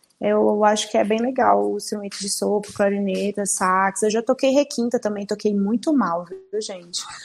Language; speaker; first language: Portuguese; early bilingual, other home language; Spanish